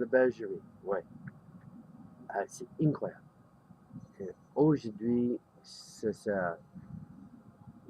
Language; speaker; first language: French; non-native, learner; English